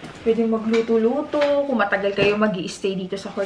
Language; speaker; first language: Filipino; native; Filipino